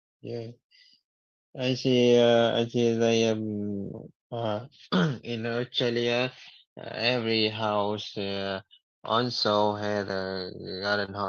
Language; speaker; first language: English; non-native, learner; Vietnamese